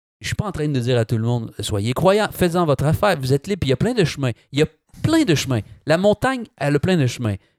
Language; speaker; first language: French; native; French